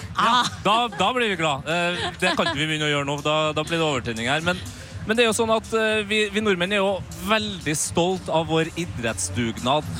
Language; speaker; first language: Norwegian; native; Norwegian